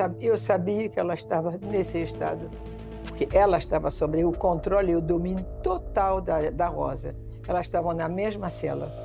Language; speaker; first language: Portuguese; non-native, fluent; French